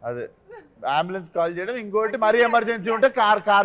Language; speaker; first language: Telugu; native; Telugu